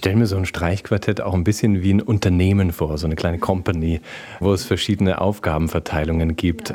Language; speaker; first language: German; native; German